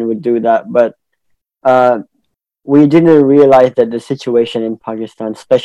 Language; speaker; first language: English; non-native, local second language; Pashto